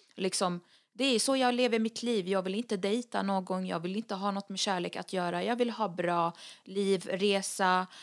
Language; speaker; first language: Swedish; early bilingual, other home language; Arabic